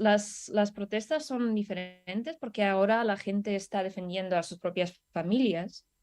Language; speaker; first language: Spanish; non-native, fluent; Russian